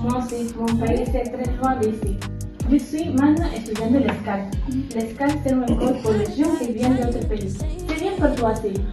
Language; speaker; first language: French; non-native, learner; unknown